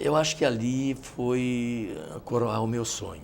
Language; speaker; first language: Portuguese; native; Portuguese